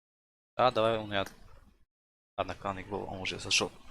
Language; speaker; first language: Russian; non-native, local second language; Tajik